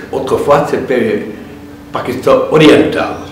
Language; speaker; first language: French; non-native, learner; Bangla